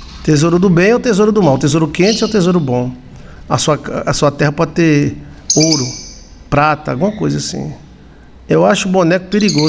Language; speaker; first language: Portuguese; native; Portuguese